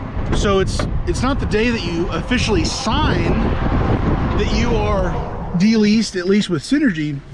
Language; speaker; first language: English; native; English